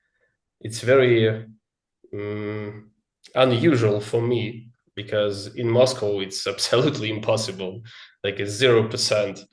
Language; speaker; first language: English; non-native, learner; Russian